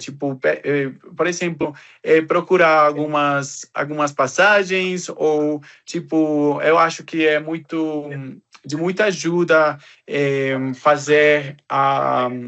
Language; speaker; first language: Portuguese; non-native, fluent; Spanish